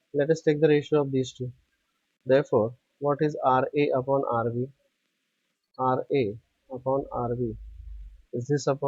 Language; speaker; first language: English; non-native, local second language; Hindi